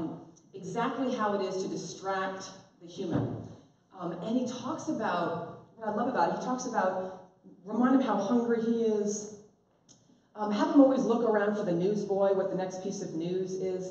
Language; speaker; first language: English; native; English